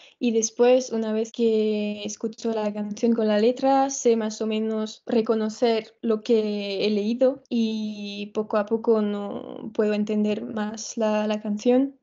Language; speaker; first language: Spanish; non-native, fluent; French